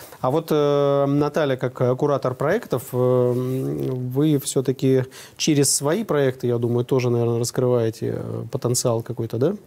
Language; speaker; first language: Russian; native; Russian